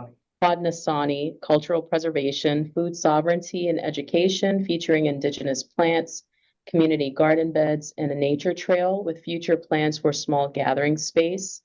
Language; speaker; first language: English; native; English